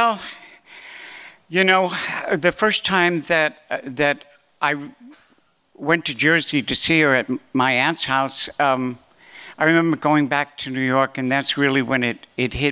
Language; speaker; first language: English; native; English